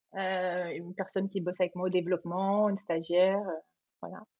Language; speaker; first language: French; native; French